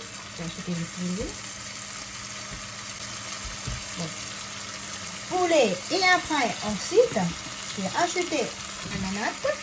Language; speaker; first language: French; non-native, learner; Thai